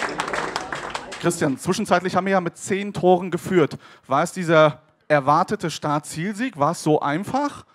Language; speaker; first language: German; native; German